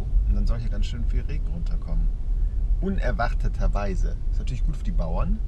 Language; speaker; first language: German; native; German